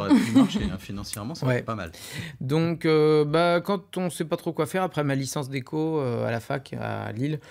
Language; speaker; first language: French; native; French